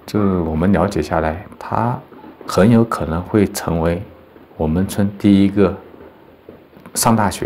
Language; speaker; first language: Chinese; native; Chinese